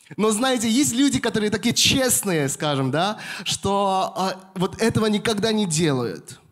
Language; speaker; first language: Russian; non-native, fluent; Korean